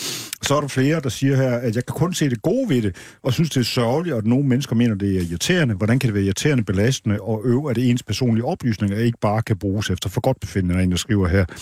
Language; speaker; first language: Danish; native; Danish